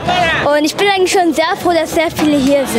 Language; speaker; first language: German; early bilingual, other home language; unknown